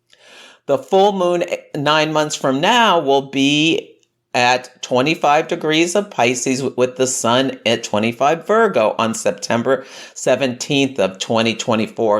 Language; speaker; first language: English; native; English